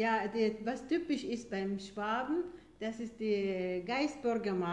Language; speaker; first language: German; non-native, fluent; Arabic